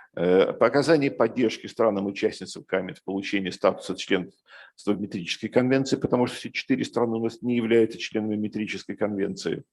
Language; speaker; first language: Russian; native; Russian